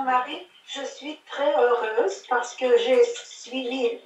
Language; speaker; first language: French; non-native, fluent; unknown